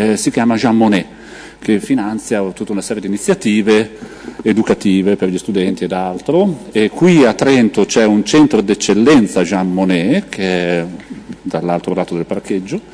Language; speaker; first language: Italian; native; Italian